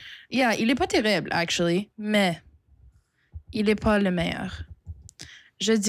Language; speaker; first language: French; non-native, local second language; English